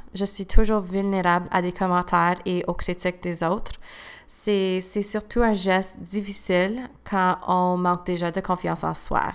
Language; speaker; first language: French; native; French